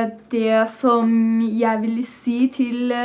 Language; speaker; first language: Norwegian; non-native, fluent; English